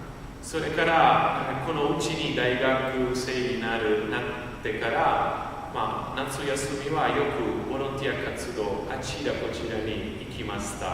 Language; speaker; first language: Japanese; non-native, fluent; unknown